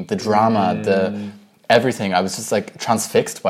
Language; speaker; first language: English; native; English